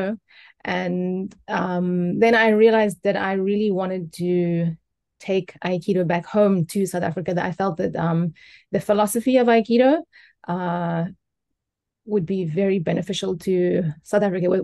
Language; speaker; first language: English; native; English